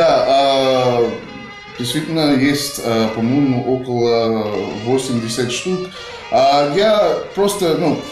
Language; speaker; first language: Russian; non-native, fluent; English